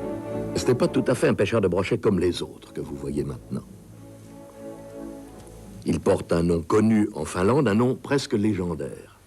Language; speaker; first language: French; native; French